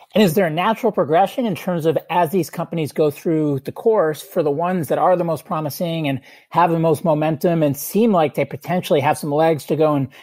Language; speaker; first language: English; native; English